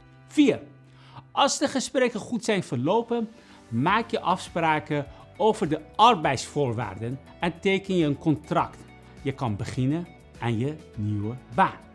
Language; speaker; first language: Dutch; non-native, fluent; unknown